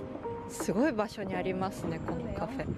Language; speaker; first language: Japanese; non-native, learner; Korean